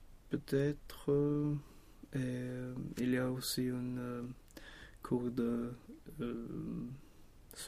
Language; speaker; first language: French; non-native, learner; Swedish